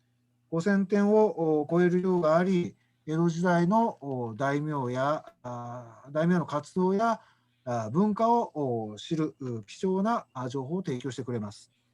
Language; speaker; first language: Japanese; native; Japanese